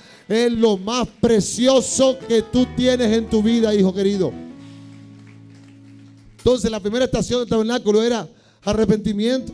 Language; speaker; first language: Spanish; native; Spanish